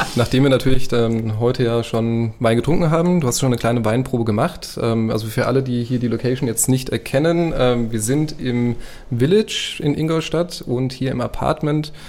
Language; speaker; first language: German; native; German